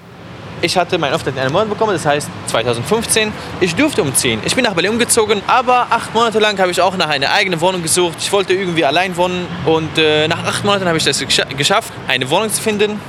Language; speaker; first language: German; non-native, fluent; Arabic